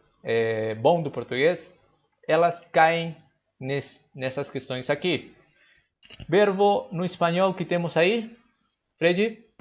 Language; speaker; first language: Portuguese; non-native, fluent; Spanish